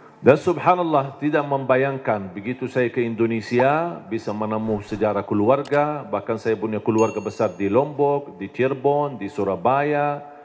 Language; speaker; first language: Indonesian; non-native, fluent; Arabic